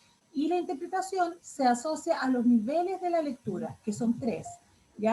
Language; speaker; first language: Spanish; native; Spanish